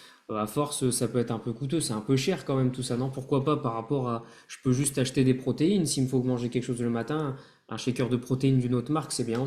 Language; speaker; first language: French; native; French